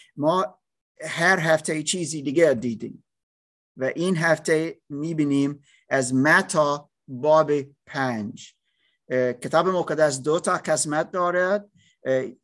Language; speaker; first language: Persian; non-native, learner; English